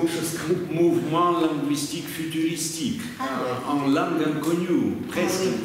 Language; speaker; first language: French; non-native, learner; Russian